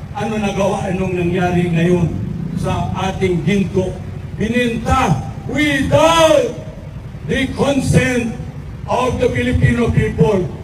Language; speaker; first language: Filipino; non-native, local second language; Iloko